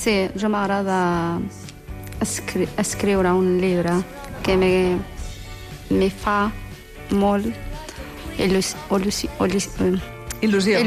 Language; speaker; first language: Catalan; non-native, learner; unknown